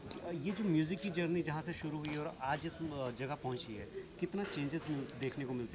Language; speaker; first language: Hindi; native; Hindi